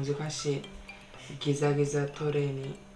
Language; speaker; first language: Japanese; non-native, learner; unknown